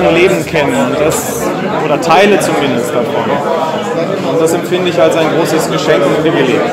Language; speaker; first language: German; native; German